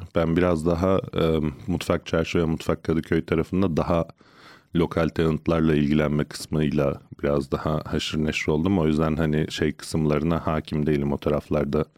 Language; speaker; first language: Turkish; native; Turkish